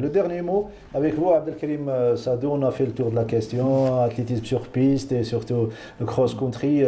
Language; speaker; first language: French; non-native, local second language; Arabic